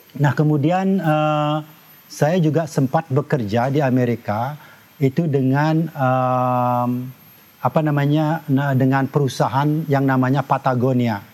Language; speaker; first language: Indonesian; non-native, local second language; Balinese